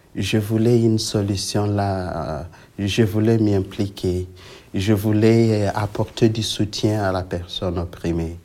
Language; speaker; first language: French; non-native, local second language; Swahili